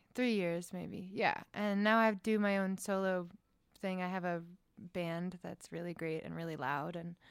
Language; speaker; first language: English; native; English